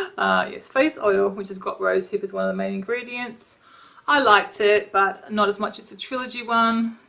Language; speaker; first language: English; native; English